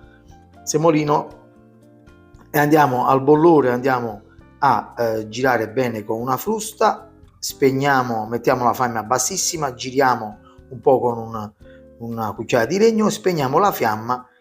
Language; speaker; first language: Italian; native; Italian